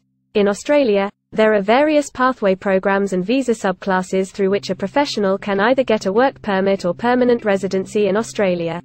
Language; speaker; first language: English; non-native, local second language; Hindi